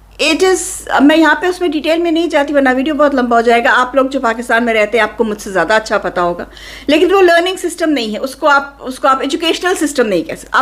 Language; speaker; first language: Urdu; native; Urdu